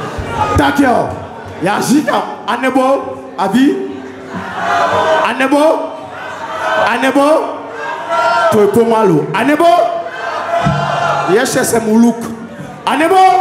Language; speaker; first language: Czech; non-native, learner; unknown